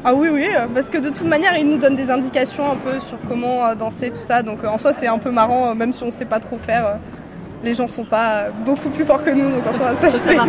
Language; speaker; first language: French; native; French